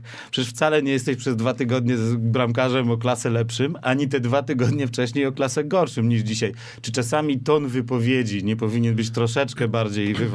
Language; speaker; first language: Polish; native; Polish